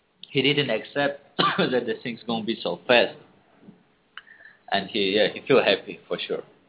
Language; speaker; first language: English; non-native, fluent; Chinese